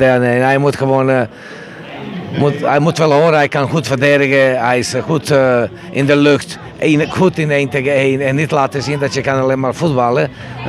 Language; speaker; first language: Dutch; non-native, fluent; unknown